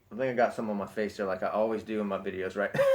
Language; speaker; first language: English; native; English